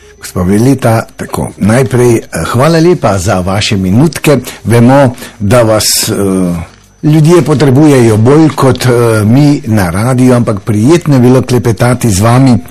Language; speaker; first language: Slovenian; native; Slovenian